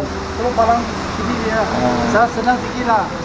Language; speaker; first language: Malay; non-native, local second language; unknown